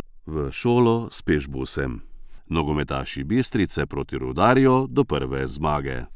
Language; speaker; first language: Slovenian; native; Slovenian